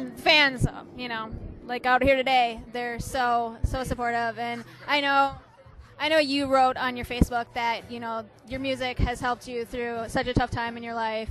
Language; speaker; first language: English; native; English